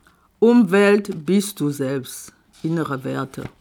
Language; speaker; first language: German; non-native, fluent; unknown